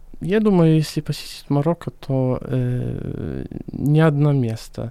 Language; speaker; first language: Russian; non-native, fluent; Arabic